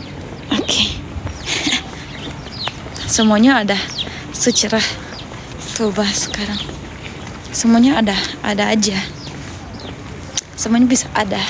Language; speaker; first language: Indonesian; non-native, learner; Turkish